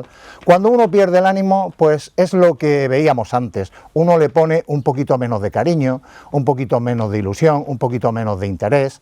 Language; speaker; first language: Spanish; native; Spanish